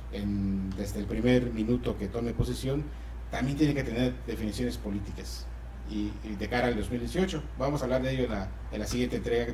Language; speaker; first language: Spanish; native; Spanish